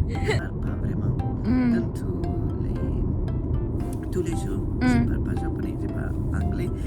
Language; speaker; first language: French; non-native, fluent; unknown